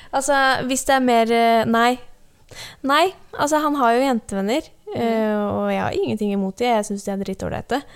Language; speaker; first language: Norwegian; early bilingual, other home language; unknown